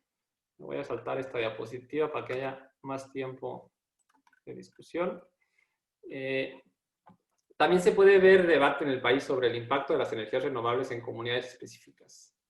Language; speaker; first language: Spanish; native; Spanish